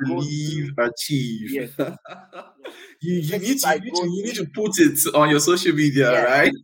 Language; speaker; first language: English; non-native, local second language; Yoruba